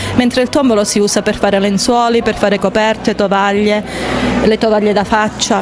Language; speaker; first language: Italian; native; Italian